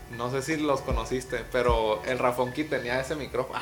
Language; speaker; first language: Spanish; native; Spanish